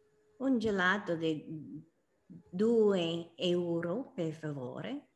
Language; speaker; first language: Italian; non-native, learner; English